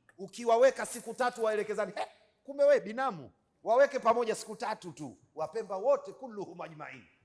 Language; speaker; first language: Swahili; native; Swahili